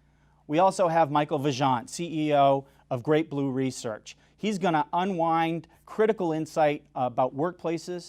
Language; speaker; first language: English; native; English